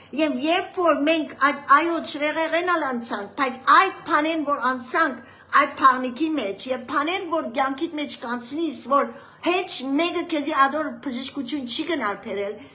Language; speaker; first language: Armenian; native; Armenian